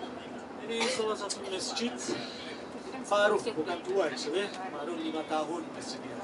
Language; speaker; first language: Indonesian; non-native, fluent; Turkish